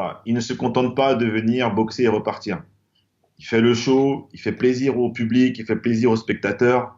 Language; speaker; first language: French; native; French